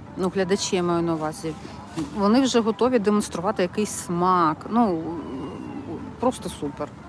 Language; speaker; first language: Ukrainian; non-native, local second language; Russian